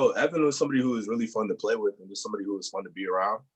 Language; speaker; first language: English; native; English